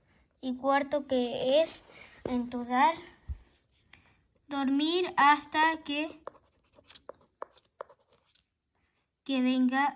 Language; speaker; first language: Spanish; early bilingual, heritage; Spanish